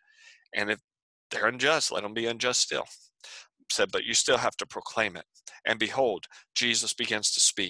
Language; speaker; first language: English; native; English